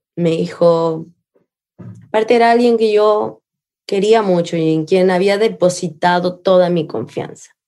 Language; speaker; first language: Spanish; native; Spanish